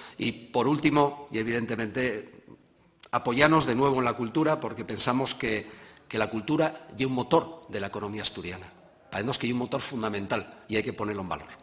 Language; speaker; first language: Asturian; native; Asturian